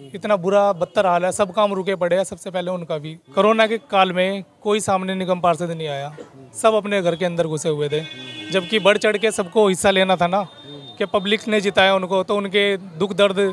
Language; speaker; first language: Hindi; native; Hindi